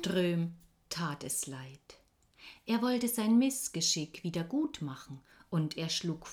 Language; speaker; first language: German; native; German